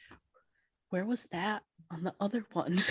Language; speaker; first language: English; native; English